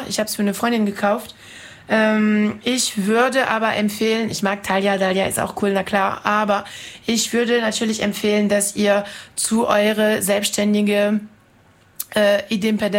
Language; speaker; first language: German; non-native, fluent; French